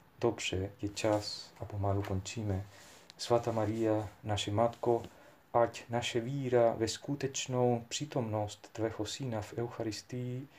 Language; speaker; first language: Czech; non-native, fluent; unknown